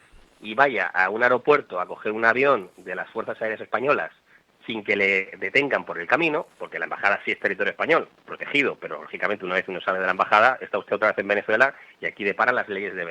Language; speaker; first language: Spanish; native; Spanish